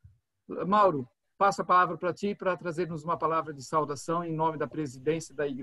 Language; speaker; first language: Portuguese; native; Portuguese